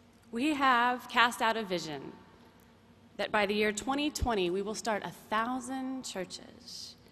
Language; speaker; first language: English; native; English